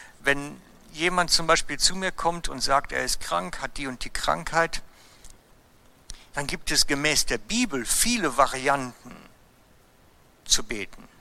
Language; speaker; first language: German; native; German